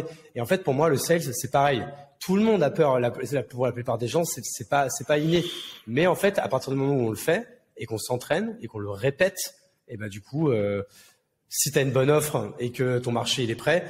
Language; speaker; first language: French; native; French